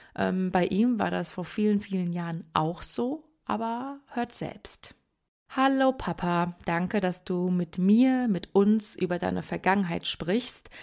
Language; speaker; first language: German; early bilingual, other home language; Persian